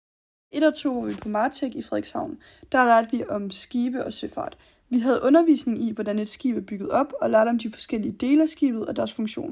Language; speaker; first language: Danish; native; Danish